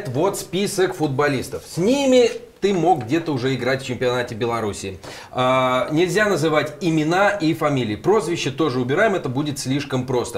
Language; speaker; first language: Russian; native; Russian